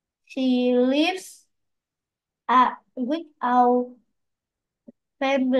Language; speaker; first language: English; non-native, learner; Vietnamese